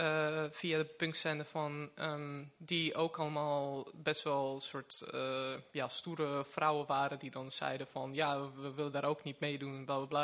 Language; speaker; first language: Dutch; non-native, fluent; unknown